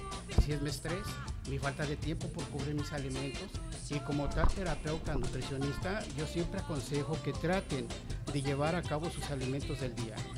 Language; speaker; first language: Spanish; native; Spanish